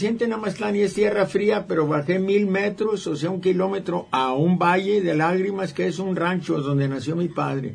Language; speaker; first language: Spanish; native; Spanish